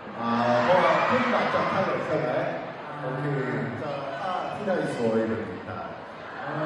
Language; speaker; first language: Thai; non-native, learner; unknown